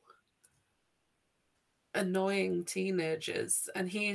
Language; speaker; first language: English; native; English